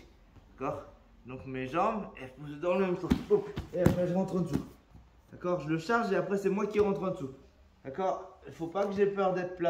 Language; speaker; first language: French; native; French